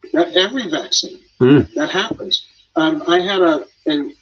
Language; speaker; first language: English; native; English